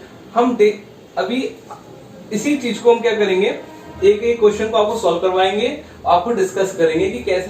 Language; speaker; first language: Hindi; native; Hindi